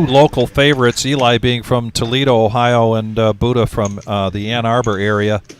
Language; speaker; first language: English; native; English